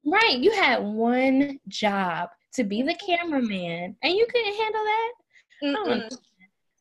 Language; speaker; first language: English; native; English